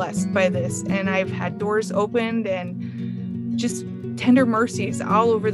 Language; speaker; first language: English; native; English